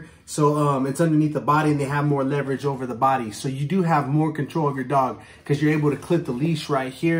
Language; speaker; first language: English; native; English